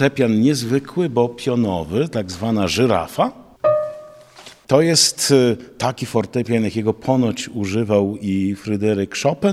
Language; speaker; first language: Polish; native; Polish